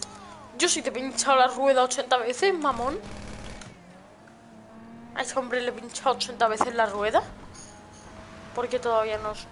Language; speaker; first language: Spanish; native; Spanish